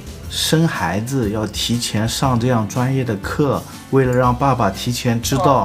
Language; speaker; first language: Chinese; native; Chinese